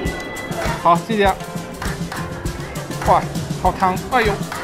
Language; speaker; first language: Chinese; non-native, fluent; English